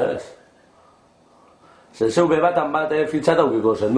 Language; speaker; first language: Basque; native; Basque